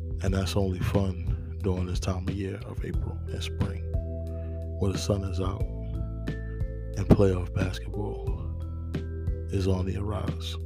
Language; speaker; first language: English; native; English